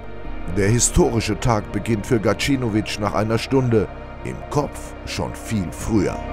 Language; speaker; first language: German; native; German